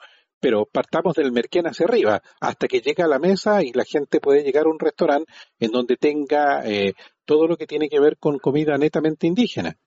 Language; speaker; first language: Spanish; native; Spanish